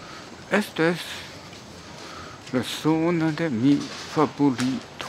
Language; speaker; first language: Spanish; non-native, learner; Japanese